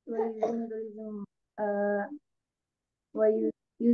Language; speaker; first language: English; non-native, learner; Indonesian